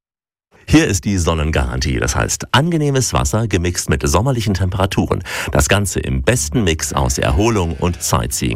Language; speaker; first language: German; native; German